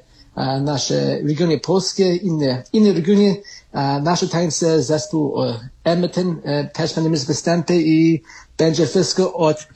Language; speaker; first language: Polish; early bilingual, heritage; Polish